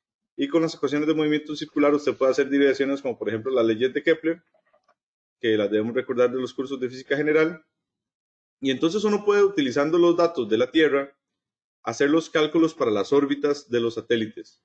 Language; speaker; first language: Spanish; native; Spanish